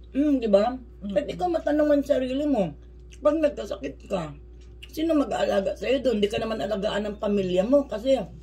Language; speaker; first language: Filipino; native; Filipino